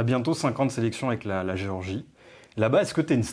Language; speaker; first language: French; native; French